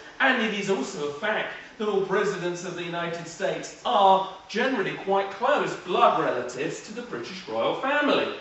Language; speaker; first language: English; native; English